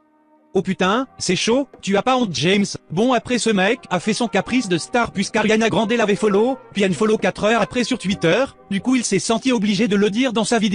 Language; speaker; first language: French; native; French